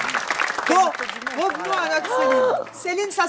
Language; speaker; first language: French; native; French